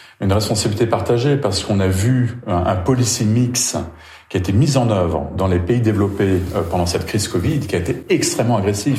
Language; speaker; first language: French; native; French